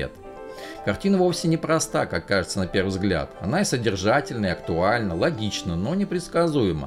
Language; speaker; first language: Russian; native; Russian